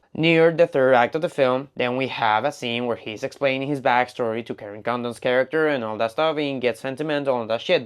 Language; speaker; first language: English; non-native, fluent; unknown